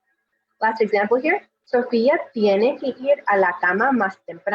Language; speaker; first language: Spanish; non-native, fluent; English